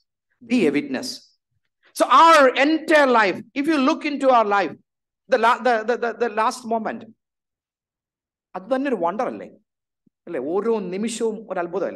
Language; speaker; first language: English; non-native, local second language; Malayalam